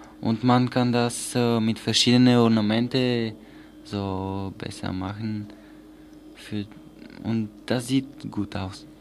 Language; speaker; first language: German; non-native, learner; Bulgarian